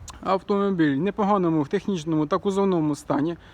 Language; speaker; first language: Ukrainian; native; Ukrainian